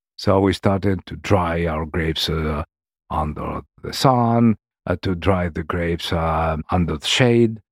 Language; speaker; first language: English; non-native, learner; Greek